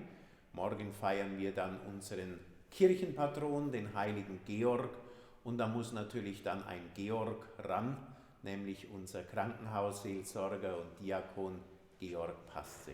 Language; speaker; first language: German; native; German